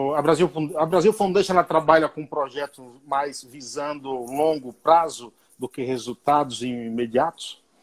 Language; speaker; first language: Portuguese; native; Portuguese